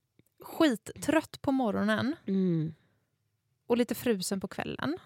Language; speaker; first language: Swedish; native; Swedish